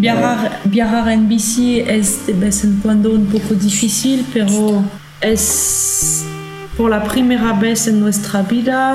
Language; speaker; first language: Spanish; non-native, learner; French